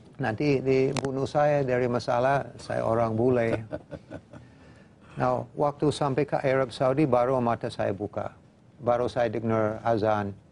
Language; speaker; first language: Indonesian; non-native, fluent; English